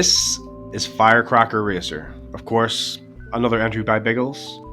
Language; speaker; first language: English; native; English